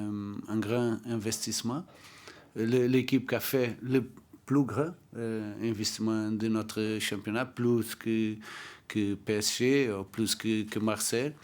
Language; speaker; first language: French; non-native, learner; Portuguese